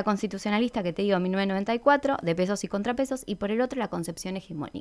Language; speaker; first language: Spanish; native; Spanish